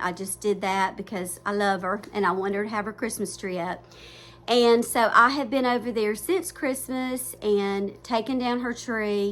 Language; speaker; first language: English; native; English